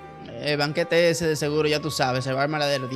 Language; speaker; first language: Spanish; native; Spanish